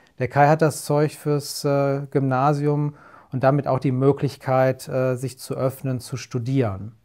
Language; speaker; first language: German; native; German